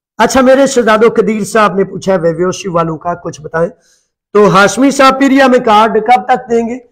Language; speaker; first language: Urdu; non-native, local second language; Punjabi